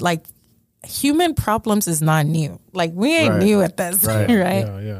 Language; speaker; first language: English; early bilingual, other home language; Yoruba